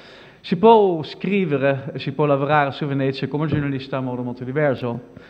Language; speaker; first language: Italian; non-native, fluent; Dutch